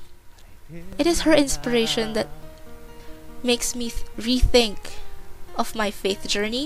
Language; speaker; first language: English; non-native, local second language; Filipino